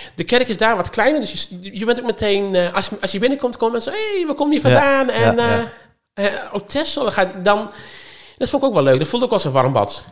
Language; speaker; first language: Dutch; native; Dutch